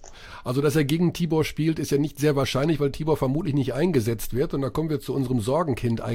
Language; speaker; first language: German; native; German